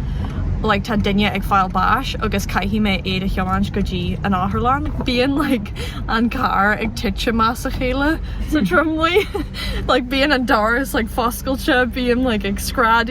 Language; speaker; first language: Irish; non-native, learner; English